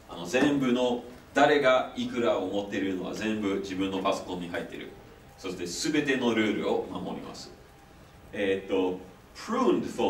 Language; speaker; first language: Japanese; non-native, fluent; English